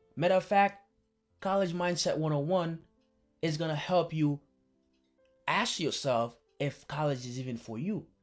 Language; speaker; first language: English; early bilingual, other home language; Haitian Creole